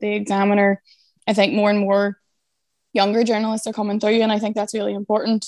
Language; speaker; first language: English; native; English